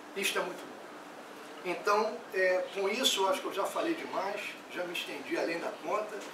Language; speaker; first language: Portuguese; native; Portuguese